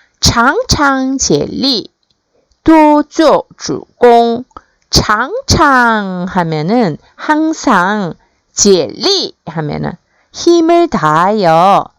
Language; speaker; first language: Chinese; non-native, fluent; Korean